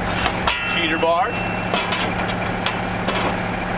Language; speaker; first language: English; native; English